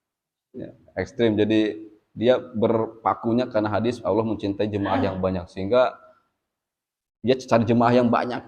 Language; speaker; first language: Indonesian; non-native, local second language; Sundanese